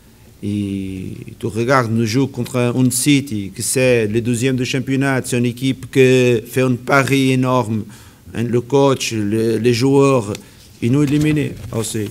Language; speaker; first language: French; non-native, learner; Portuguese